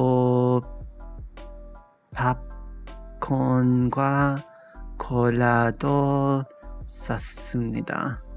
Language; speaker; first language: Korean; non-native, learner; English